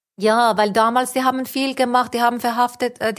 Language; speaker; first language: German; non-native, fluent; Persian